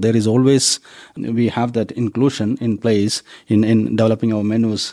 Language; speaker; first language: English; non-native, local second language; Malayalam